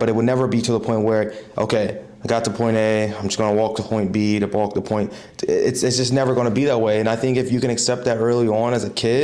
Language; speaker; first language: English; native; English